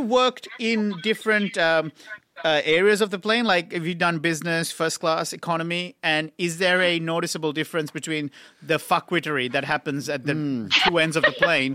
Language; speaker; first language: English; non-native, local second language; Sinhala